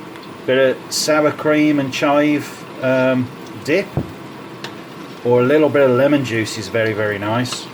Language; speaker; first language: English; native; English